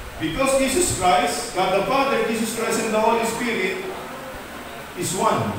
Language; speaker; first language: English; non-native, local second language; Filipino